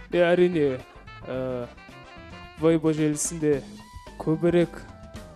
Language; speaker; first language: Chinese; non-native, learner; Kazakh